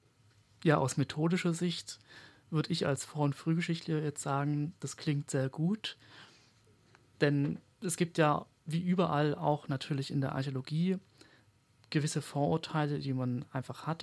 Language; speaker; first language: German; native; German